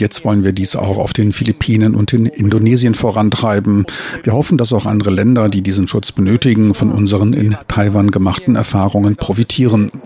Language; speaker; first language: German; native; German